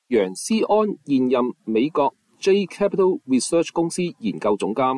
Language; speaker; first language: Chinese; non-native, local second language; Cantonese